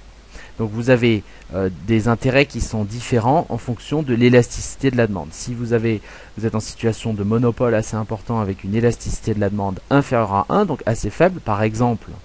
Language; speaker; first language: French; native; French